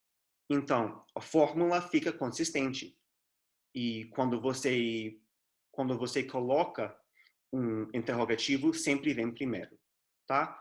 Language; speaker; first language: Portuguese; non-native, fluent; English